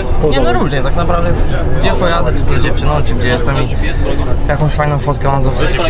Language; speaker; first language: Polish; native; Polish